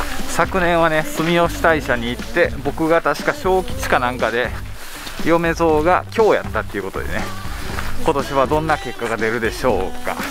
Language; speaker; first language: Japanese; native; Japanese